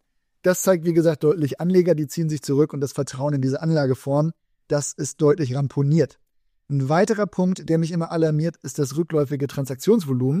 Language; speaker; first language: German; native; German